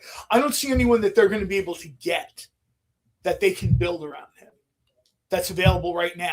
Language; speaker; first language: English; native; English